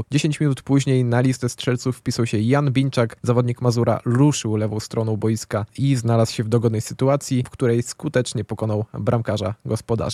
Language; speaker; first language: Polish; native; Polish